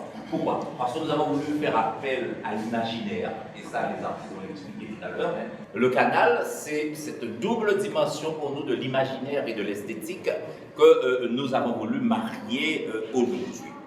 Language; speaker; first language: French; native; French